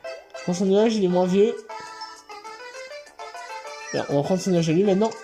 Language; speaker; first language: French; native; French